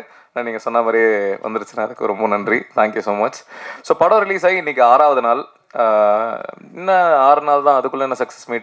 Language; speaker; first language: Tamil; native; Tamil